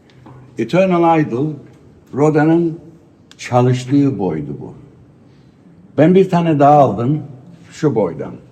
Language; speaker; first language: Turkish; early bilingual, heritage; Turkish